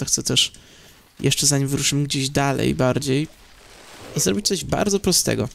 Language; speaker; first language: Polish; native; Polish